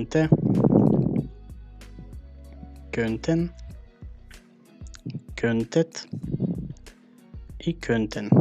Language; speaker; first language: German; non-native, fluent; Macedonian